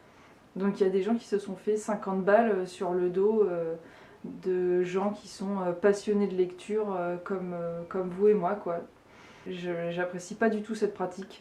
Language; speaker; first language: French; native; French